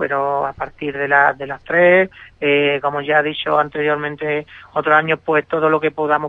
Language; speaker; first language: Spanish; native; Spanish